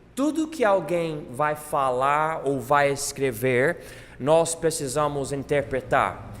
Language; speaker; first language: Portuguese; non-native, fluent; English